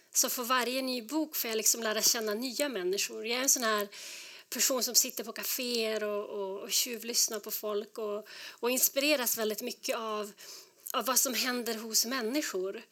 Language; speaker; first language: Swedish; native; Swedish